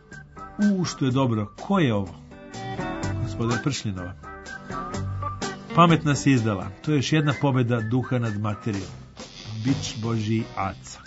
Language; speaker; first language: Croatian; native; Croatian